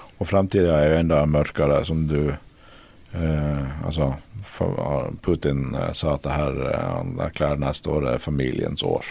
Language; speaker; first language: Norwegian; native; Norwegian